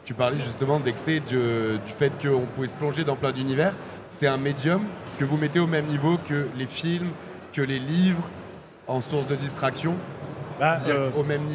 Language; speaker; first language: French; native; French